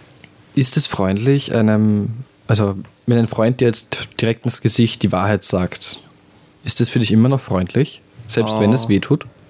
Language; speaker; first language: German; native; German